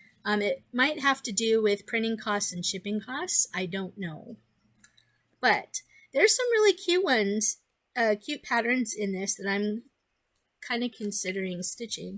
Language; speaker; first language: English; native; English